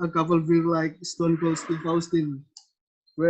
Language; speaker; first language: English; non-native, learner; Indonesian